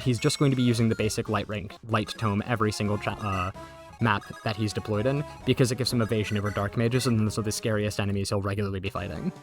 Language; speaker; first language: English; native; English